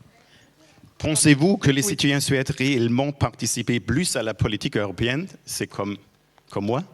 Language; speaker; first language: French; non-native, fluent; German